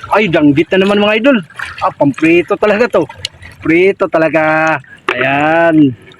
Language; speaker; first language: Filipino; non-native, local second language; Cebuano